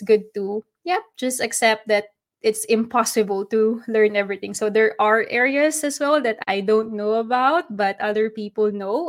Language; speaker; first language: English; non-native, local second language; Filipino